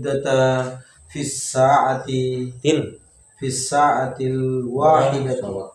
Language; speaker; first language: Indonesian; native; Indonesian